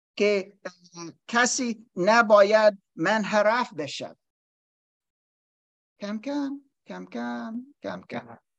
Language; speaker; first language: Persian; non-native, learner; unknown